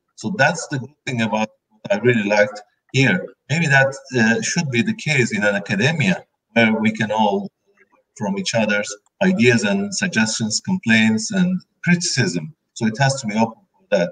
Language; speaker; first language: English; non-native, fluent; Turkish